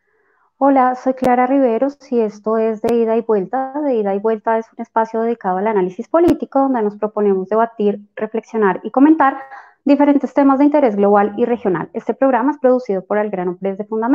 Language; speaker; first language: Spanish; native; Spanish